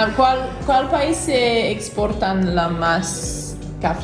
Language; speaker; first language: Spanish; non-native, learner; English